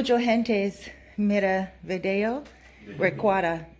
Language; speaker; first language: Spanish; non-native, learner; English